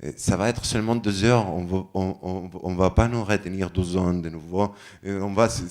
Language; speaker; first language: French; non-native, fluent; Spanish